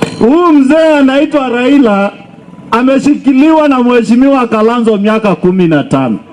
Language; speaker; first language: Swahili; non-native, local second language; Kikuyu